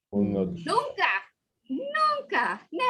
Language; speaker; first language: Spanish; non-native, fluent; English